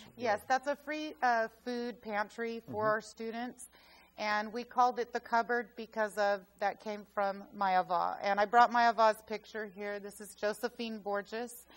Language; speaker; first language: English; native; English